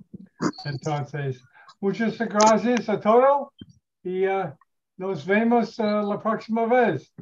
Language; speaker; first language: Spanish; non-native, learner; English